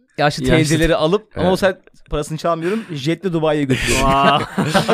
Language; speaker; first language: Turkish; native; Turkish